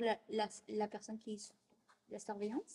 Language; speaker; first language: French; non-native, learner; Spanish